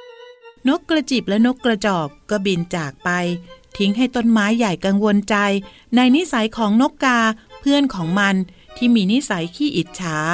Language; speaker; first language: Thai; native; Thai